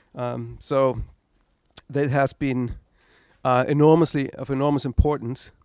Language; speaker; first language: English; non-native, fluent; German